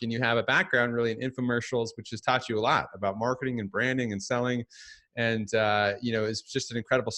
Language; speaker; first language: English; native; English